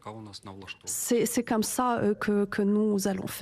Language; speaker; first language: French; non-native, fluent; Ukrainian